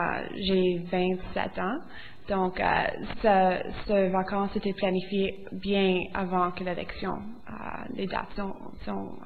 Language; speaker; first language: French; non-native, local second language; English